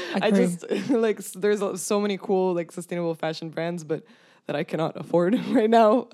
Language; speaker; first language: English; non-native, fluent; Romanian